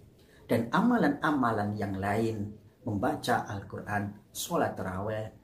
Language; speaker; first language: Indonesian; native; Indonesian